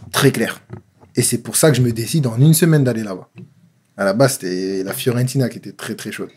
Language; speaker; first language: French; native; French